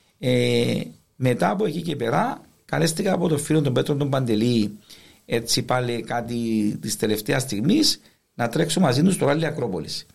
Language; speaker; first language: Greek; native; Greek